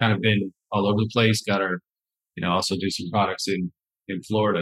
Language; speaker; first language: English; native; English